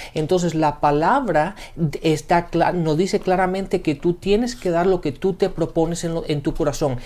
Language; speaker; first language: Spanish; early bilingual, heritage; Spanish